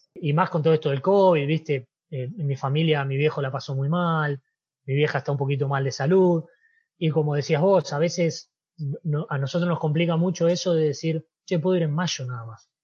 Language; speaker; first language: Spanish; native; Spanish